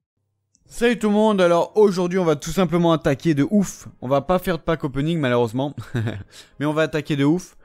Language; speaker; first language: French; native; French